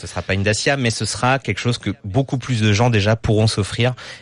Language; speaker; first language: French; native; French